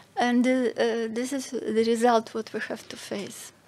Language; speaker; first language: English; non-native, fluent; Russian